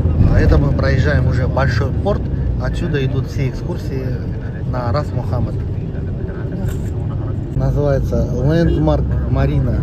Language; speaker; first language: Russian; native; Russian